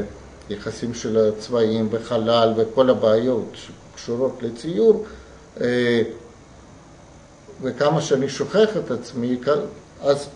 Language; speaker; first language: Hebrew; non-native, fluent; Russian